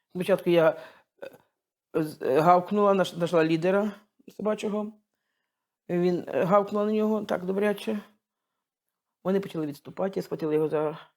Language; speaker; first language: Ukrainian; native; Ukrainian